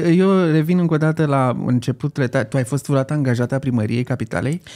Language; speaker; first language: Romanian; native; Romanian